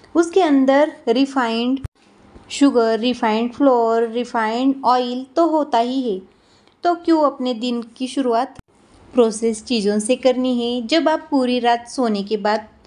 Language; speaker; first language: Hindi; non-native, local second language; Marathi